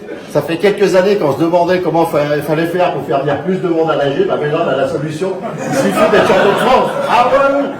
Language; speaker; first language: French; native; French